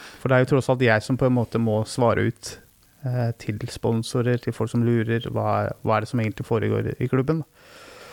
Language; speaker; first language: Norwegian; early bilingual, other home language; Persian